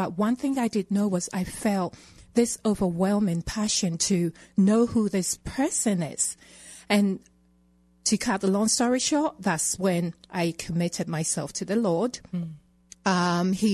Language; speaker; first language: English; native; English